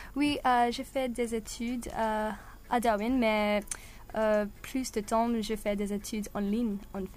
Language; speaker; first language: French; non-native, learner; English